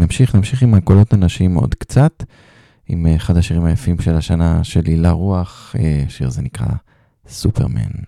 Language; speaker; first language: Hebrew; native; Hebrew